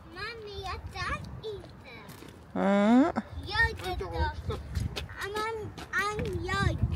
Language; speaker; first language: Swedish; early bilingual, other home language; Mongolian